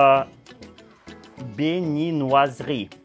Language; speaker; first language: French; non-native, fluent; Russian